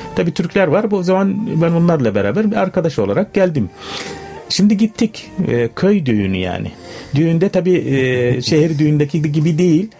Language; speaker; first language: Turkish; non-native, fluent; Arabic